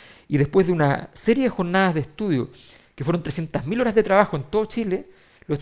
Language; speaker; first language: Spanish; native; Spanish